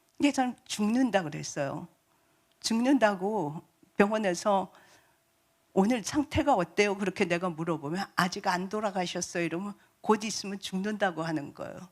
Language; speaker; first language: Korean; native; Korean